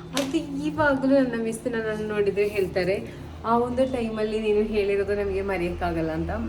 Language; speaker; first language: Kannada; non-native, local second language; Malayalam